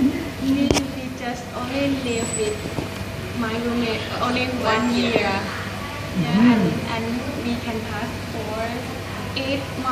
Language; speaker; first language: English; non-native, learner; Thai